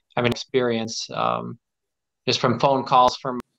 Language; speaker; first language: English; native; English